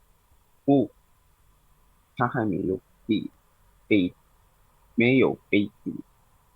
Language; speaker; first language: Chinese; non-native, learner; Indonesian